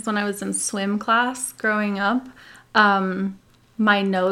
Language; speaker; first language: English; native; English